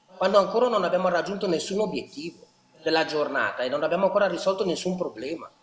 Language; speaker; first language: Italian; native; Italian